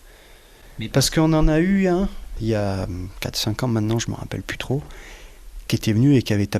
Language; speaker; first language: French; native; French